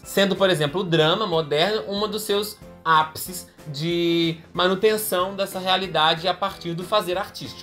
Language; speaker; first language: Portuguese; native; Portuguese